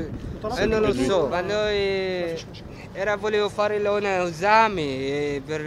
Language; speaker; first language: Italian; non-native, learner; Arabic